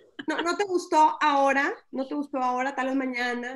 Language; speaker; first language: Spanish; early bilingual, other home language; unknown